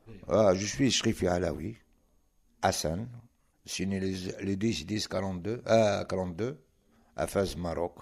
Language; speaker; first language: French; non-native, local second language; Arabic